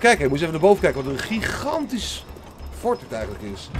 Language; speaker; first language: Dutch; native; Dutch